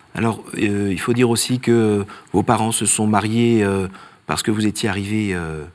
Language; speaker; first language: French; non-native, fluent; Polish